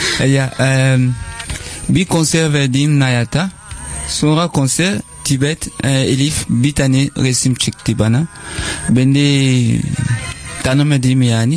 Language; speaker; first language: Turkish; non-native, learner; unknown